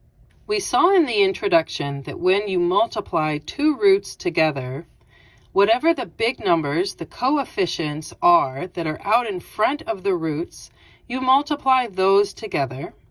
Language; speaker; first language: English; native; English